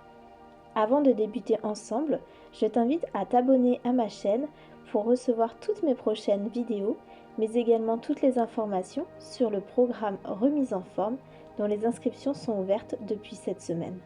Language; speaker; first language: French; native; French